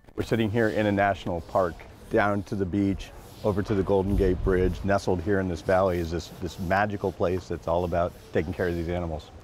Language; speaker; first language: English; native; English